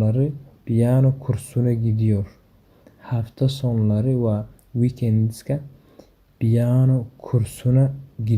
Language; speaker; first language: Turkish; non-native, fluent; Somali